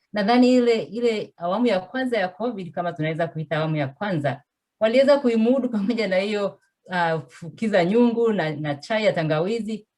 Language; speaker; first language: Swahili; native; Swahili